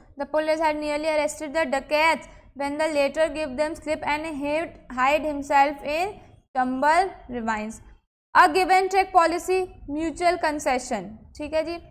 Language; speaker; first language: Hindi; native; Hindi